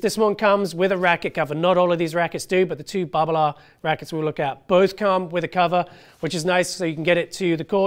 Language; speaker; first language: English; native; English